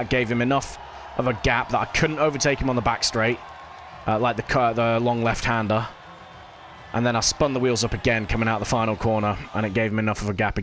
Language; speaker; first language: English; native; English